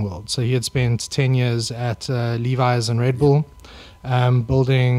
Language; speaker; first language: English; native; English